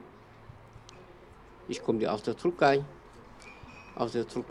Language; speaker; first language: German; non-native, learner; Kurdish